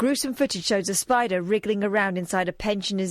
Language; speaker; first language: English; native; English